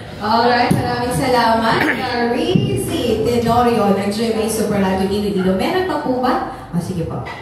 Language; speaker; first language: Filipino; non-native, local second language; Hiligaynon